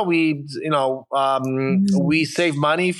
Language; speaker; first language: English; non-native, fluent; Polish